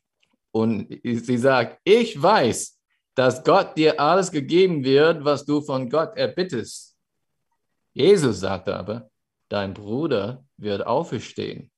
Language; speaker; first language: German; non-native, fluent; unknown